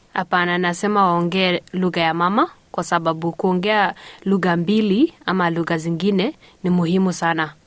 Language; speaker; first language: Swahili; early bilingual, heritage; Swahili